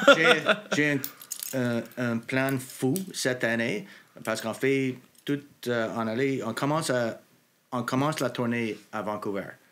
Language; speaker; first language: French; non-native, local second language; English